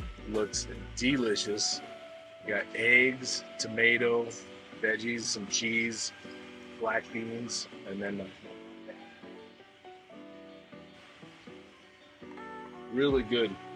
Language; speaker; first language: English; native; English